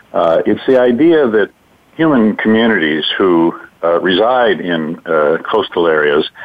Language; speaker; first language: English; native; English